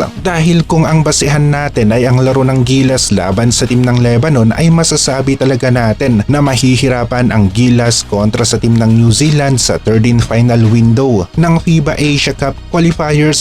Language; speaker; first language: Filipino; native; Filipino